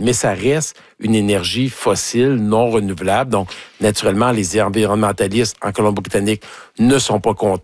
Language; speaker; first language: French; native; French